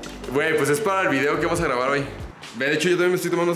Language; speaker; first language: Spanish; native; Spanish